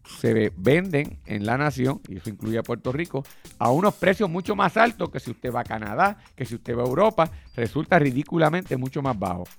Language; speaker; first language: Spanish; native; Spanish